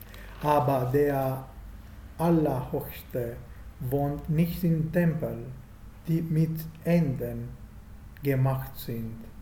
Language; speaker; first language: German; non-native, fluent; Italian